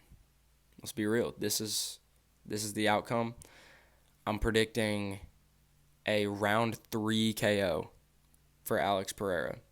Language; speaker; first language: English; native; English